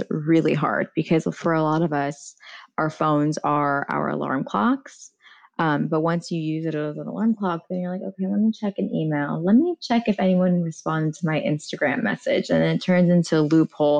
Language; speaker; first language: English; early bilingual, other home language; Persian